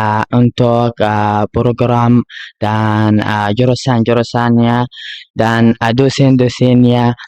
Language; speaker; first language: Indonesian; non-native, learner; Arabic